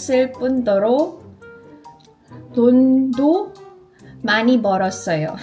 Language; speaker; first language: Korean; non-native, learner; Filipino